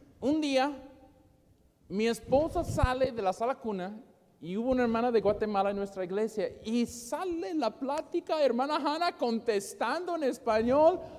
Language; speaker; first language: Spanish; non-native, fluent; English